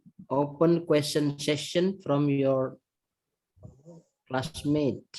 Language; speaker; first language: English; non-native, fluent; Indonesian